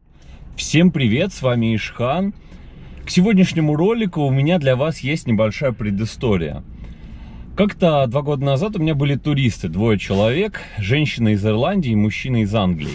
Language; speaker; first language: Russian; non-native, local second language; Armenian